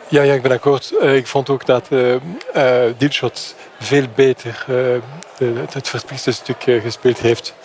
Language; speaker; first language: Dutch; non-native, fluent; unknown